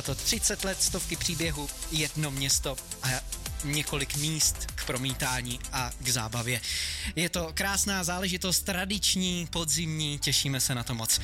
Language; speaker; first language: Czech; native; Czech